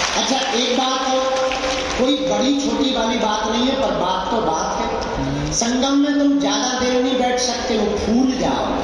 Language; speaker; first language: Hindi; native; Hindi